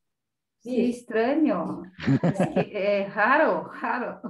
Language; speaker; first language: Spanish; non-native, learner; Portuguese